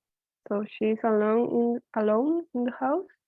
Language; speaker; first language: English; non-native, learner; Spanish